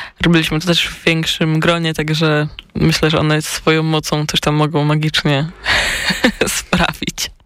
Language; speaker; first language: Polish; native; Polish